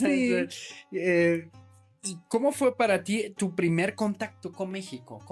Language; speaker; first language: Spanish; native; Spanish